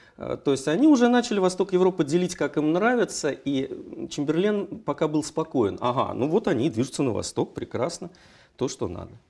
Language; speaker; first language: Russian; native; Russian